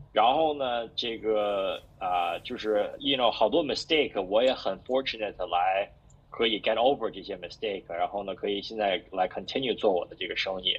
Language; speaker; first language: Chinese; early bilingual, heritage; Chinese